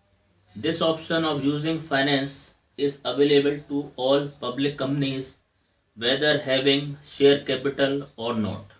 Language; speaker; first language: English; non-native, local second language; Hindi